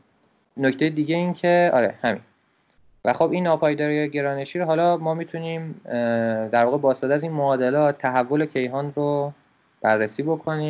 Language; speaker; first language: Persian; native; Persian